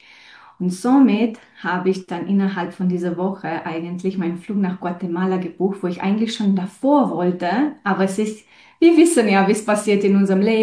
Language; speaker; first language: German; non-native, fluent; Romanian